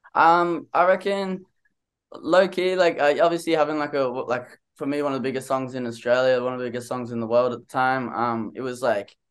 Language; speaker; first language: English; native; English